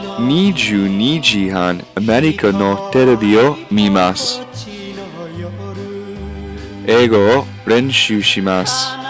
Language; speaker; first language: Japanese; non-native, learner; English